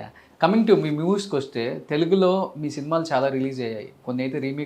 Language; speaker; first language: Telugu; native; Telugu